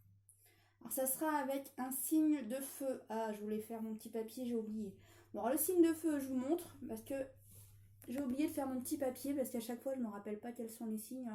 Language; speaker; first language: French; native; French